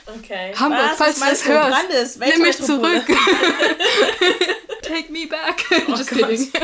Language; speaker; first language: German; native; German